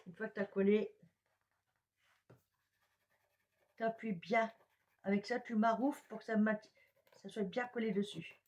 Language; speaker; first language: French; native; French